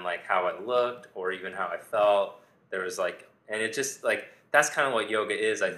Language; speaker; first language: English; native; English